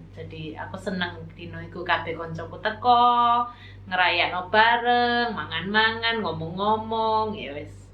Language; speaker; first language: Javanese; native; Javanese